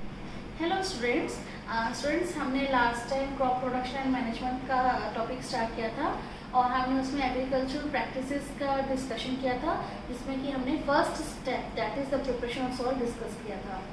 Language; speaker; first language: Hindi; native; Hindi